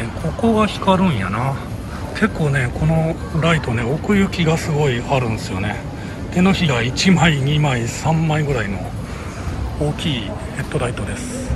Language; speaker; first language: Japanese; native; Japanese